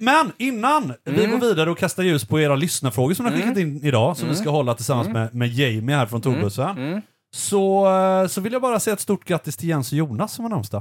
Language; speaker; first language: Swedish; native; Swedish